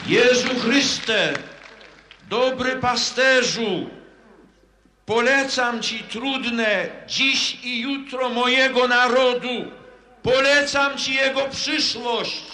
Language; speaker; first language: Polish; native; Polish